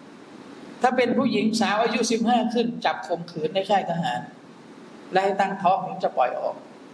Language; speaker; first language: Thai; non-native, local second language; Malay